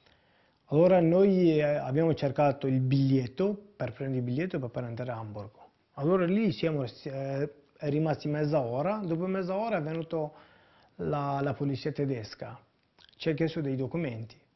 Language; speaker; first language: Italian; non-native, fluent; Kurdish